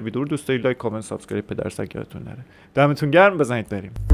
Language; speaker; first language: Persian; native; Persian